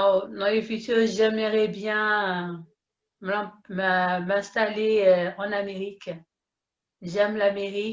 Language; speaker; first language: French; early bilingual, other home language; Haitian Creole